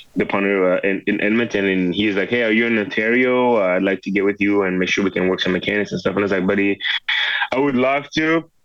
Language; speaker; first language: English; non-native, fluent; French